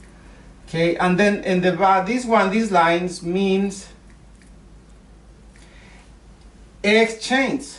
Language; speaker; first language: English; non-native, learner; Spanish